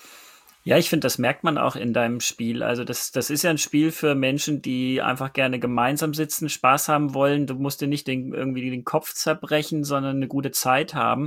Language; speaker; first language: German; native; German